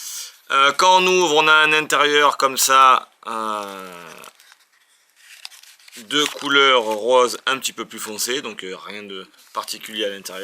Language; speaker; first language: French; native; French